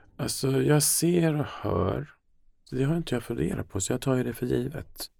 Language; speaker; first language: Swedish; early bilingual, other home language; Finnish